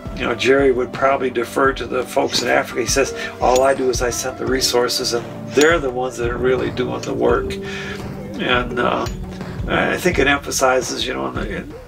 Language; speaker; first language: English; native; English